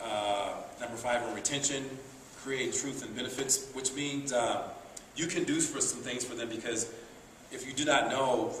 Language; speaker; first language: English; native; English